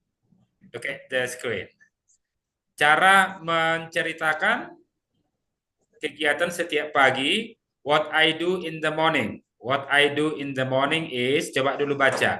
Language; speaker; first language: English; non-native, fluent; Indonesian